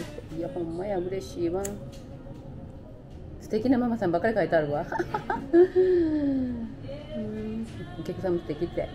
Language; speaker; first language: Japanese; native; Japanese